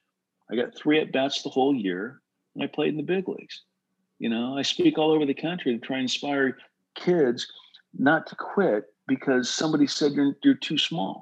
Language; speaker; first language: English; native; English